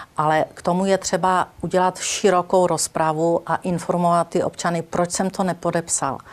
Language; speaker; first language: Czech; native; Czech